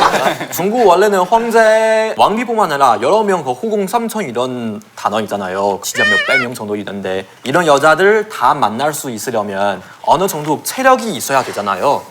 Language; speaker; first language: Korean; non-native, fluent; Chinese